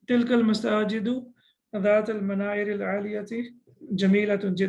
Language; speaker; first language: Arabic; non-native, fluent; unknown